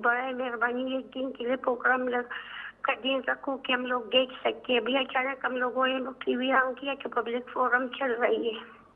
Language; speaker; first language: Urdu; non-native, local second language; Brahui